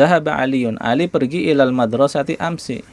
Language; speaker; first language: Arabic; non-native, fluent; Indonesian